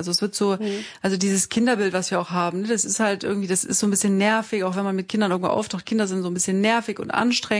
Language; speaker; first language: German; native; German